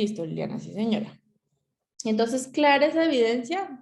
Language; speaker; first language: Spanish; native; Spanish